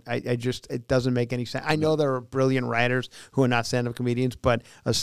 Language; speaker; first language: English; native; English